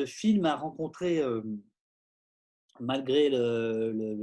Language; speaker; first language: French; native; French